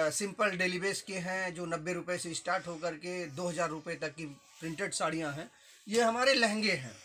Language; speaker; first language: Hindi; native; Hindi